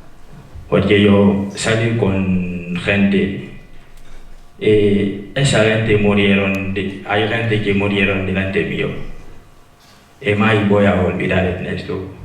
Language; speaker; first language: Spanish; non-native, fluent; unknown